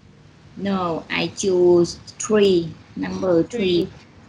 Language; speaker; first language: English; non-native, learner; Vietnamese